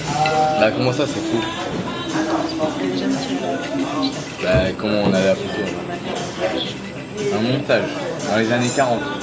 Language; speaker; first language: French; native; French